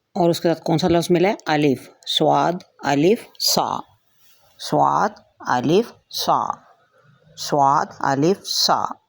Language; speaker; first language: Urdu; native; Urdu